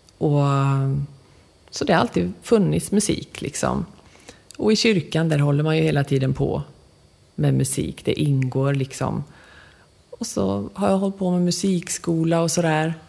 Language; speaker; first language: Swedish; native; Swedish